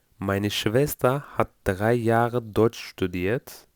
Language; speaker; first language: German; non-native, fluent; Turkish